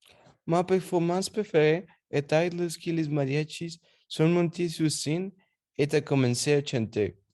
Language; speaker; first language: French; non-native, learner; Spanish